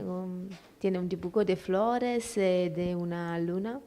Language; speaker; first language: Spanish; non-native, learner; Italian